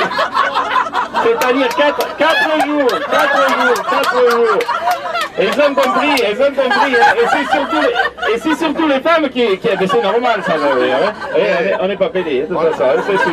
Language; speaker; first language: French; native; French